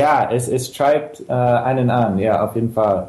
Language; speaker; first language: German; non-native, fluent; English